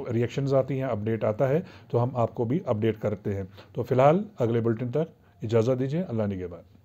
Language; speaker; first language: Hindi; non-native, local second language; Kashmiri